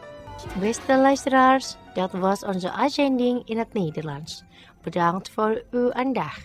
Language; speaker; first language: Dutch; non-native, fluent; Indonesian